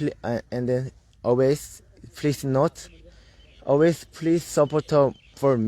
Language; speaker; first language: English; non-native, learner; Korean